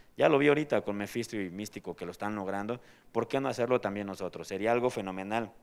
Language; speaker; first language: Spanish; native; Spanish